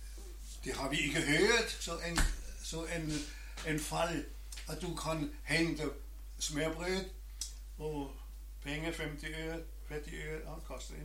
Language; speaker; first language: Danish; non-native, learner; German